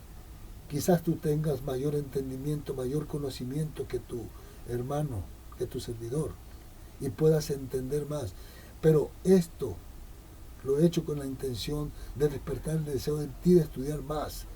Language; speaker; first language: Spanish; native; Spanish